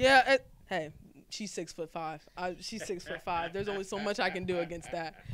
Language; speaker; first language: English; native; English